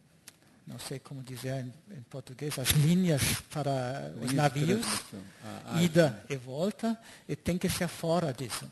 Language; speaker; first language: Portuguese; non-native, fluent; German